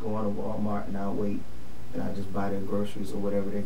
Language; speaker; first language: English; native; English